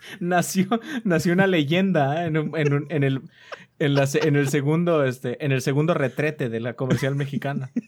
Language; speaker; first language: Spanish; native; Spanish